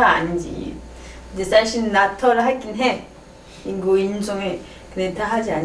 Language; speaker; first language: Korean; non-native, learner; French